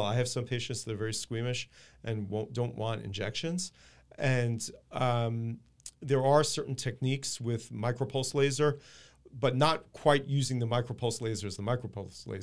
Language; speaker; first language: English; native; English